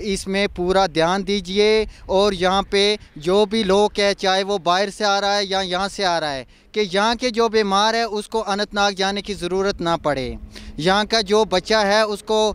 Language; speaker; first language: Hindi; non-native, local second language; Kashmiri